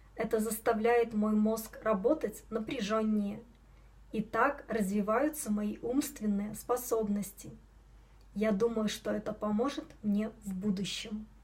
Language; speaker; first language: Russian; non-native, local second language; Belarusian